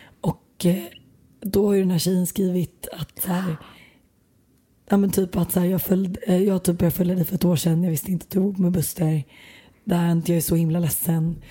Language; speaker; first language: Swedish; native; Swedish